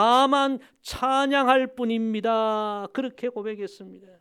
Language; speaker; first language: Korean; native; Korean